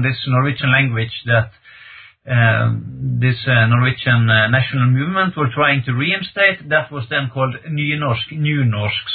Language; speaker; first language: English; non-native, fluent; Norwegian